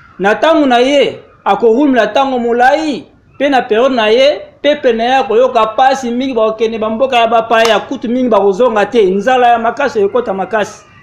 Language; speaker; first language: Lingala; non-native, local second language; Kongo